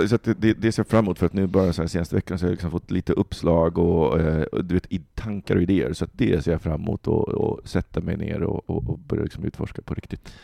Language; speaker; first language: Swedish; native; Swedish